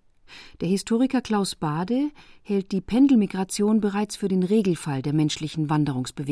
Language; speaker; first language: German; native; German